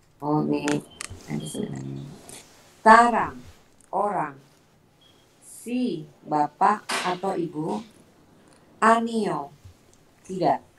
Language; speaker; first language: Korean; non-native, learner; Indonesian